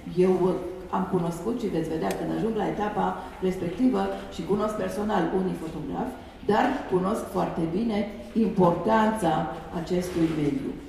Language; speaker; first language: Romanian; early bilingual, heritage; Romanian